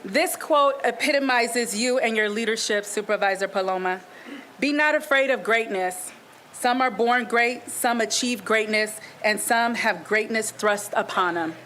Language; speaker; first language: English; non-native, fluent; Spanish